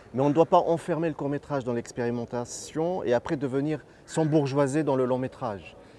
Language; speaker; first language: French; non-native, local second language; Arabic